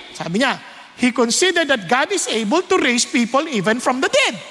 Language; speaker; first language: English; non-native, local second language; Filipino